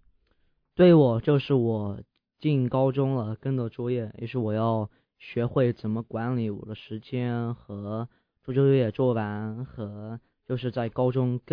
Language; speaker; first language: Chinese; early bilingual, heritage; English